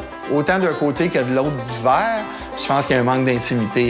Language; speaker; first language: French; native; French